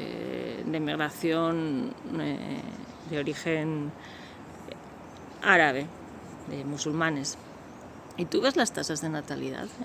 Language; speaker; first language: Spanish; native; Spanish